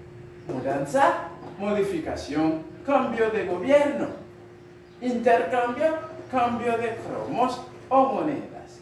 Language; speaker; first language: Spanish; non-native, fluent; Haitian Creole